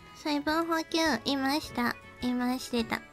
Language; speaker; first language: Japanese; native; Japanese